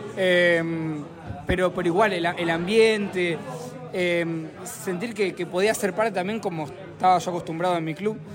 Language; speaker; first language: Spanish; native; Spanish